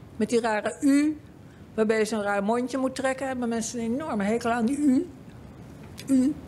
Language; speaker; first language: Dutch; native; Dutch